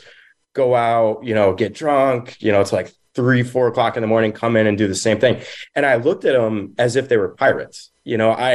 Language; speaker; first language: English; native; English